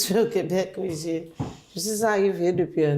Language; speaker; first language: French; non-native, learner; Haitian Creole